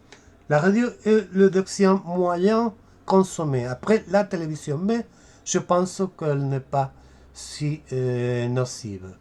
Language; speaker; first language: French; non-native, fluent; Spanish